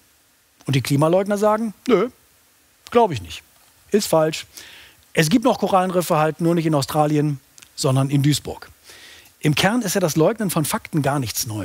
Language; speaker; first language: German; native; German